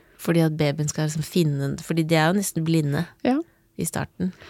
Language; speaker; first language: Norwegian; native; Norwegian